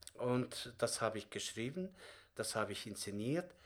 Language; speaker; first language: German; non-native, fluent; Russian